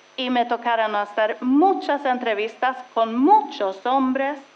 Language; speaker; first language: Spanish; non-native, fluent; Swedish